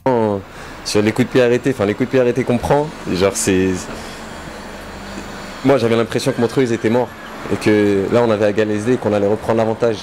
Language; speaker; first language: French; native; French